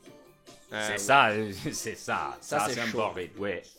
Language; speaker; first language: French; non-native, fluent; Italian